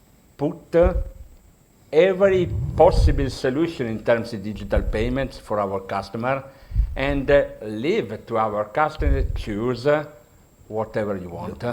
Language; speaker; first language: English; non-native, learner; Italian